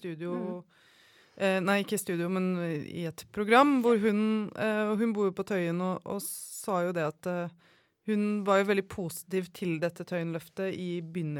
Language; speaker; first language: Norwegian; native; Norwegian